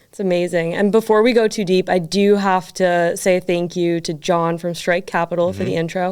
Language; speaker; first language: English; native; English